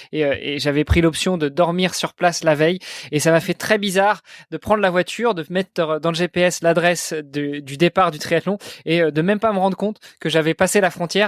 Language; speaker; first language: French; native; French